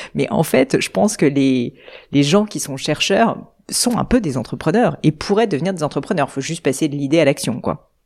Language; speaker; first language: French; native; French